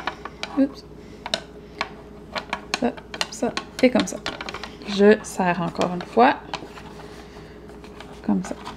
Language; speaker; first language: French; native; French